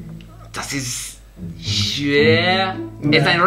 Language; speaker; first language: German; non-native, learner; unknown